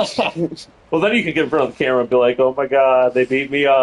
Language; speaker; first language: English; native; English